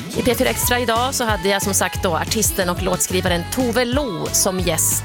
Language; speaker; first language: Swedish; native; Swedish